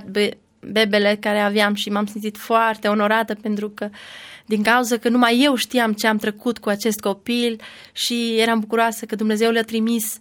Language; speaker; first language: Romanian; non-native, learner; Albanian